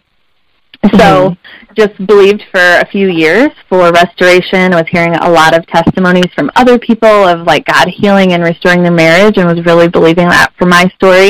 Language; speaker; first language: English; native; English